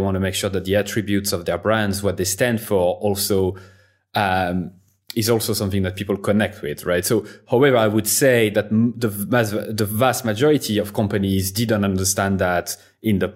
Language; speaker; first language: English; non-native, fluent; French